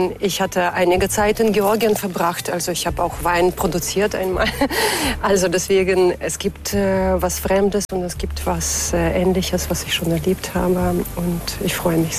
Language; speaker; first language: German; non-native, fluent; Russian